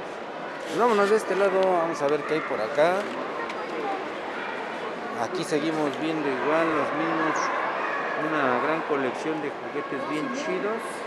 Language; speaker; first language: Spanish; native; Spanish